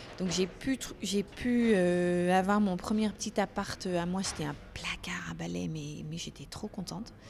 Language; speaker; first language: French; non-native, fluent; Dutch